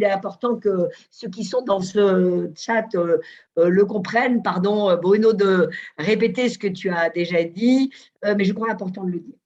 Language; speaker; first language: French; native; French